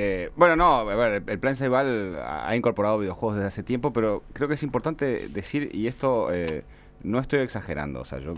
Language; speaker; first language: Spanish; native; Spanish